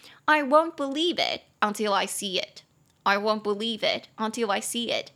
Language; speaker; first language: English; non-native, fluent; Chinese